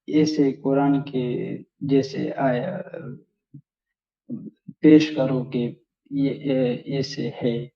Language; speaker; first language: Hindi; non-native, learner; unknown